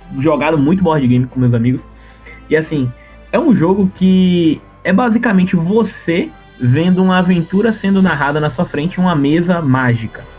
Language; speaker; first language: Portuguese; native; Portuguese